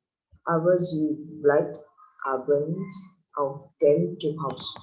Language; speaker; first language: German; non-native, learner; Indonesian